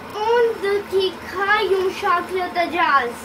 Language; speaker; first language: Turkish; non-native, learner; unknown